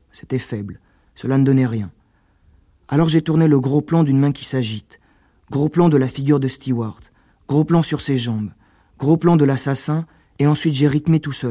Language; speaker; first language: French; native; French